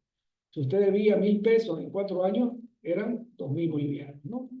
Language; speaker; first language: Spanish; native; Spanish